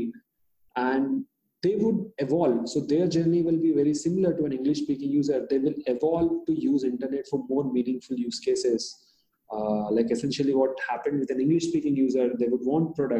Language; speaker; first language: English; non-native, local second language; Hindi